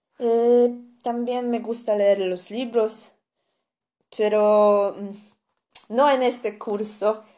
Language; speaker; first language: Spanish; non-native, fluent; Polish